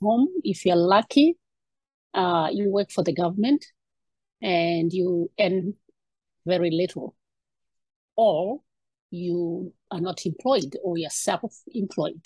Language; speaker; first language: English; non-native, local second language; Shona